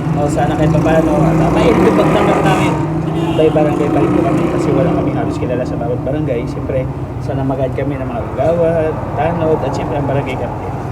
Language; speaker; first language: Filipino; non-native, local second language; Waray